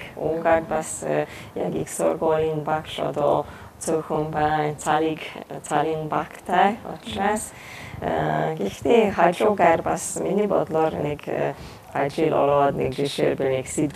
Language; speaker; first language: Mongolian; non-native, fluent; Hungarian